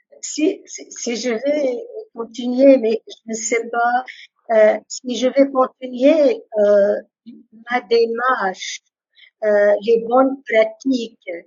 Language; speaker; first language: French; non-native, local second language; Arabic